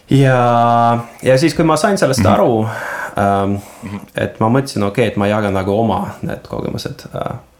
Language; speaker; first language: Estonian; non-native, local second language; Russian